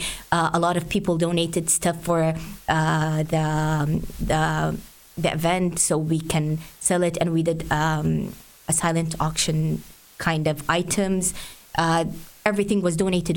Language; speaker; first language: English; non-native, fluent; Arabic